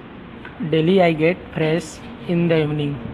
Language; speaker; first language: English; non-native, learner; Hindi